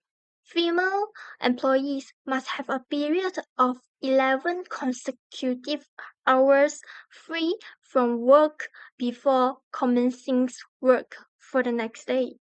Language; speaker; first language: English; non-native, learner; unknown